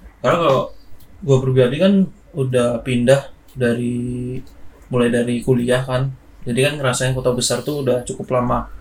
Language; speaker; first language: Indonesian; native; Indonesian